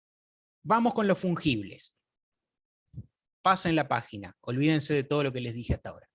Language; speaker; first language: Spanish; native; Spanish